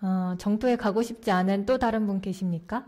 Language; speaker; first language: Korean; native; Korean